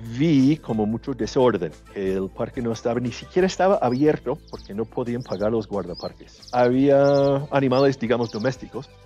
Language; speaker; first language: Spanish; non-native, fluent; English